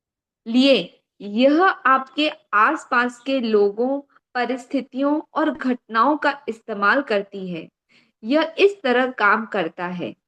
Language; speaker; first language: Hindi; native; Hindi